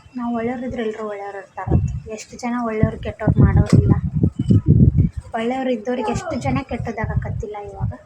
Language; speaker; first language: Kannada; native; Kannada